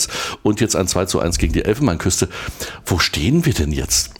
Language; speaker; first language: German; native; German